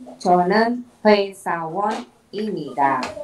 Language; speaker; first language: Korean; non-native, learner; Indonesian